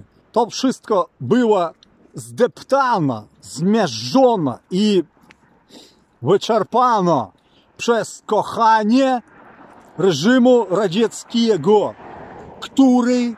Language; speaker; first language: Polish; non-native, fluent; Ukrainian